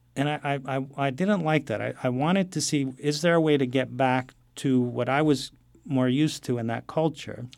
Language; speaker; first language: English; non-native, fluent; Arabic